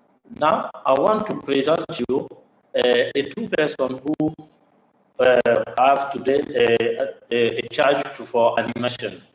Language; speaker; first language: English; non-native, learner; French